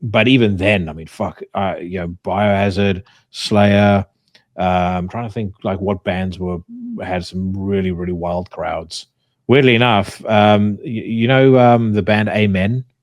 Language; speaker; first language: English; native; English